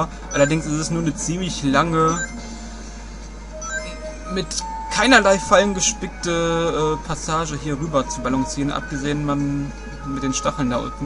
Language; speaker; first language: German; native; German